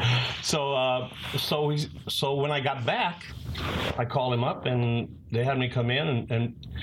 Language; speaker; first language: English; native; English